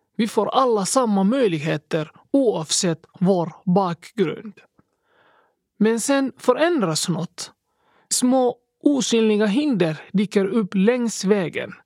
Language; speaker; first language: Swedish; early bilingual, other home language; Somali